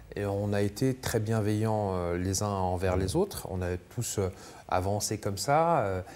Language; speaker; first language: French; native; French